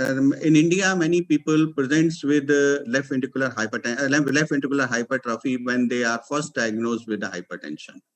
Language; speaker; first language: English; non-native, local second language; Hindi